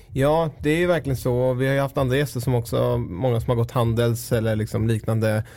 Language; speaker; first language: Swedish; native; Swedish